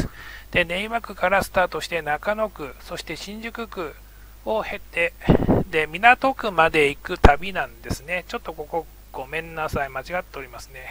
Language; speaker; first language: Japanese; native; Japanese